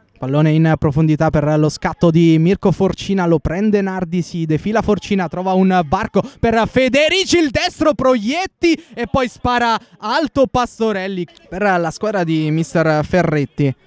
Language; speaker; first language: Italian; native; Italian